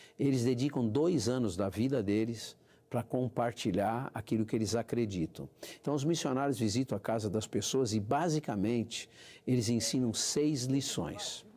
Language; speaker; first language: Portuguese; native; Portuguese